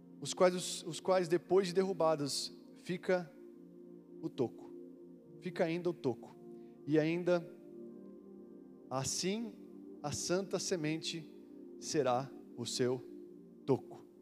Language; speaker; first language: Portuguese; native; Portuguese